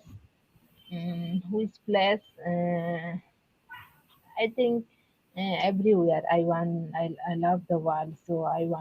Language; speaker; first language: English; non-native, learner; Odia